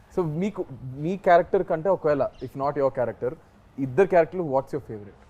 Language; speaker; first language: Telugu; native; Telugu